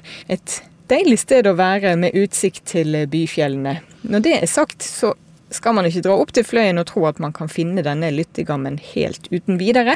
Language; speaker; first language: Norwegian; native; Norwegian